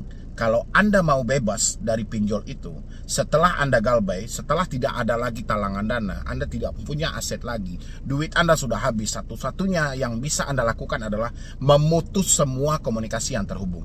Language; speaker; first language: Indonesian; native; Indonesian